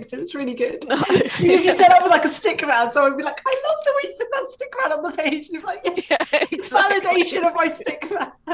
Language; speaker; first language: English; native; English